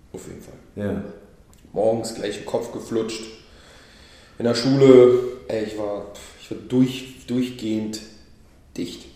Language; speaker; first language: German; early bilingual, other home language; Hebrew